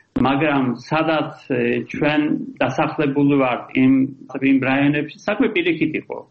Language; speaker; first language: Georgian; early bilingual, heritage; Georgian